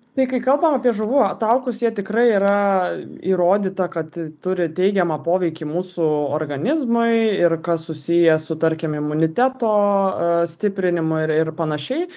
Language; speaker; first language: Lithuanian; native; Lithuanian